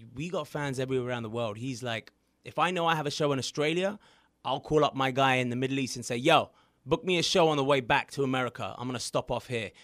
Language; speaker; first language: English; native; English